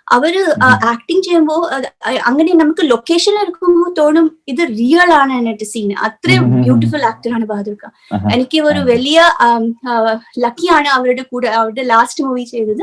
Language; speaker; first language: Malayalam; non-native, learner; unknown